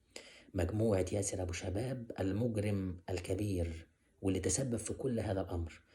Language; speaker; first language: Arabic; native; Arabic